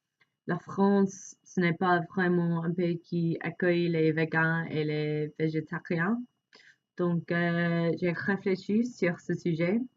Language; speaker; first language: French; non-native, fluent; English